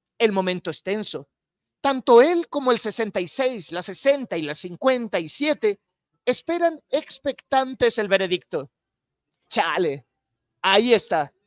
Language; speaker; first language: Spanish; native; Spanish